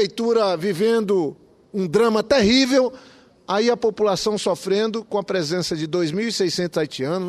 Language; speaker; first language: Portuguese; native; Portuguese